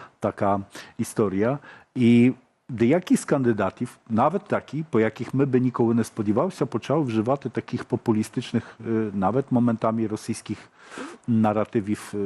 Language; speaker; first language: Polish; non-native, learner; Ukrainian